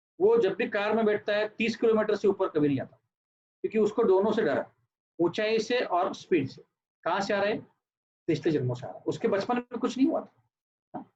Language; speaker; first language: Hindi; non-native, local second language; Marathi